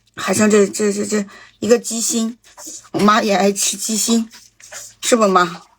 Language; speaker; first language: Chinese; native; Chinese